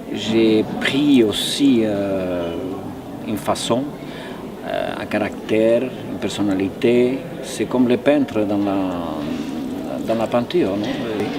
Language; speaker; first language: French; non-native, fluent; Spanish